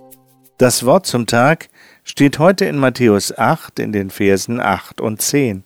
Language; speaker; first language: German; native; German